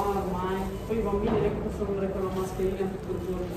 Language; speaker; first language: Italian; non-native, learner; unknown